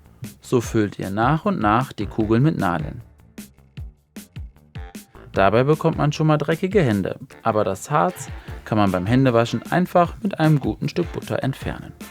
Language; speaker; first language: German; native; German